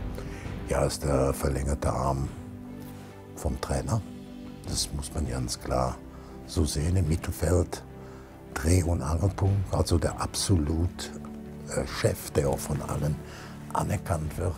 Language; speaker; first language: German; native; German